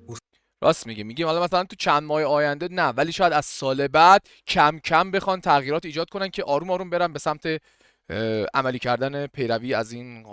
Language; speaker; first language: Persian; native; Persian